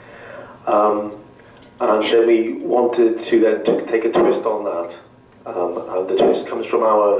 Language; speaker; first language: English; native; English